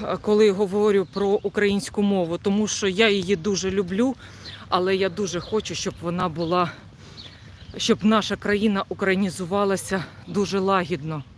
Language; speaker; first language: Ukrainian; non-native, local second language; Russian